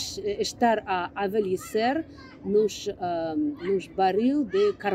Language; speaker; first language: Portuguese; non-native, learner; English